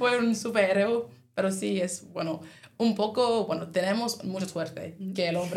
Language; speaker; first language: Spanish; non-native, learner; English